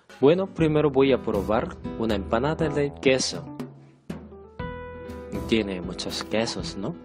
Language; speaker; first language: Spanish; non-native, fluent; Korean